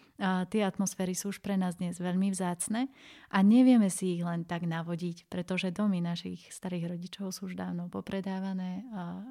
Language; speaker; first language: Slovak; native; Slovak